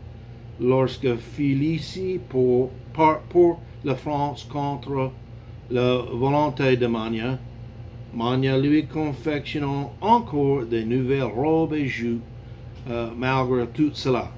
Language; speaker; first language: French; non-native, learner; English